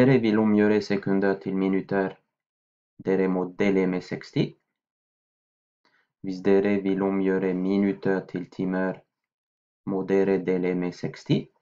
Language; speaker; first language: Norwegian; non-native, fluent; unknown